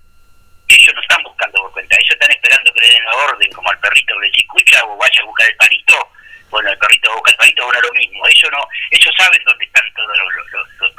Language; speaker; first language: Spanish; native; Spanish